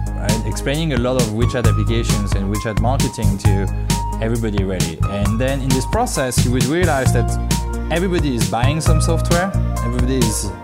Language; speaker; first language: English; non-native, fluent; French